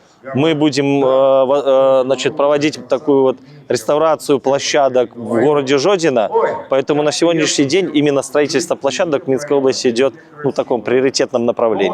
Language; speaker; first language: Russian; native; Russian